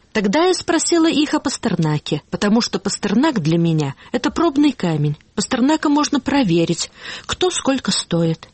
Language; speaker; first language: Russian; native; Russian